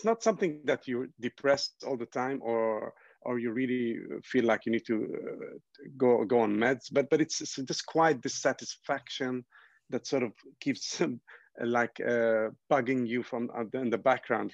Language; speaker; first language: English; non-native, local second language; Arabic